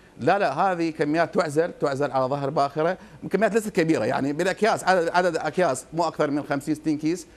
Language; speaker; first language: Arabic; native; Arabic